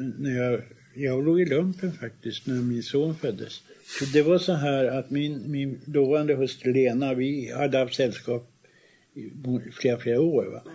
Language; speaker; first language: Swedish; native; Swedish